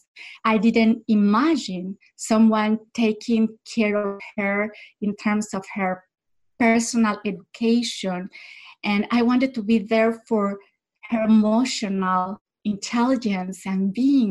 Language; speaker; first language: English; non-native, fluent; Spanish